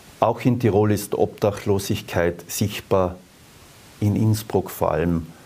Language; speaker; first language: German; native; German